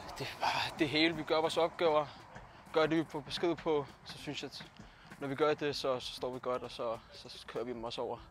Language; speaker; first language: Danish; early bilingual, other home language; Punjabi